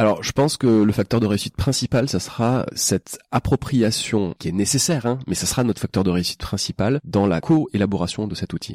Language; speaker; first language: French; native; French